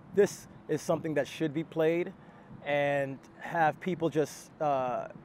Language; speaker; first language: English; native; English